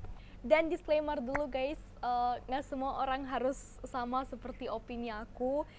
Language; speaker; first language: Indonesian; non-native, fluent; German